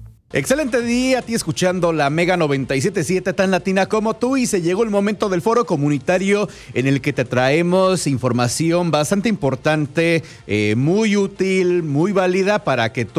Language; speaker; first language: Spanish; native; Spanish